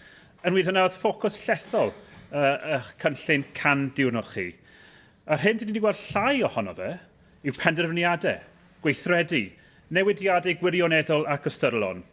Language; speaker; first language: Welsh; native; Welsh